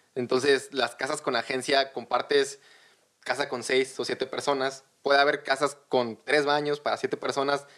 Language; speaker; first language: Spanish; native; Spanish